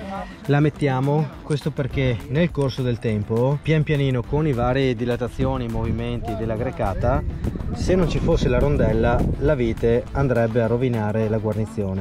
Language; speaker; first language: Italian; native; Italian